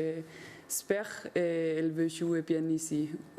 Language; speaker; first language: French; non-native, learner; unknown